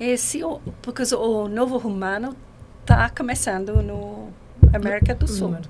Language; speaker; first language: Portuguese; non-native, fluent; English